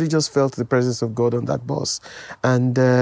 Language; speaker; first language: English; non-native, local second language; Yoruba